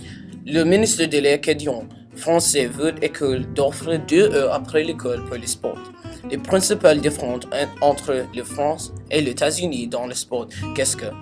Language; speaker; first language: French; non-native, learner; English